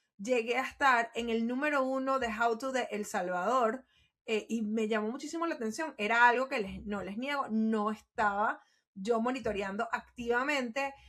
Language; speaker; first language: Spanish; native; Spanish